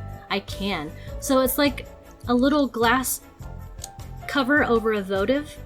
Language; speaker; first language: English; native; English